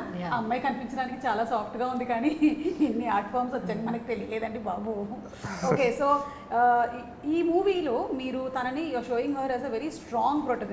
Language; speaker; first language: Telugu; native; Telugu